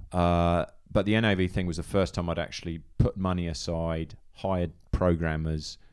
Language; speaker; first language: English; native; English